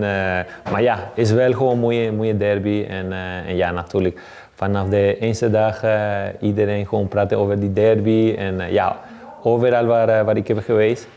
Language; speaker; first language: Dutch; non-native, learner; Spanish